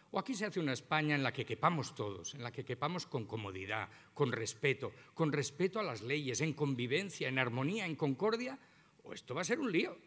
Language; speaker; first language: Spanish; non-native, local second language; Catalan